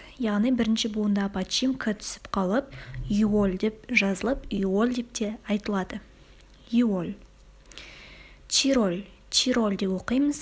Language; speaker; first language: Kazakh; non-native, learner; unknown